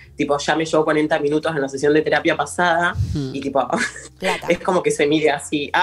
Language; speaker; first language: Spanish; native; Spanish